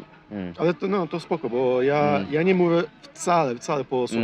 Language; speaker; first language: Polish; non-native, fluent; Portuguese